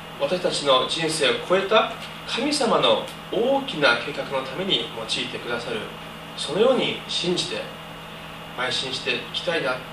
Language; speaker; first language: Japanese; native; Japanese